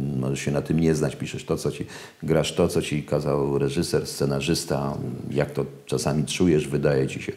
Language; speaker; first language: Polish; native; Polish